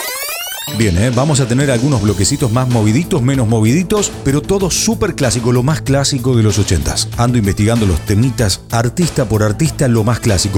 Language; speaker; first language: Spanish; native; Spanish